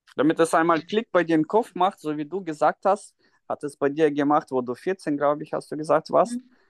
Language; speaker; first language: German; non-native, fluent; Russian